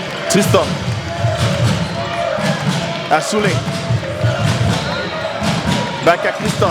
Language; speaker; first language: French; native; French